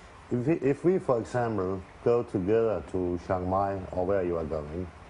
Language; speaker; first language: English; non-native, learner; Danish